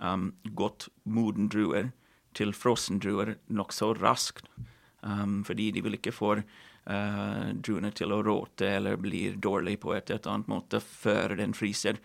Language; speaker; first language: Norwegian; non-native, fluent; English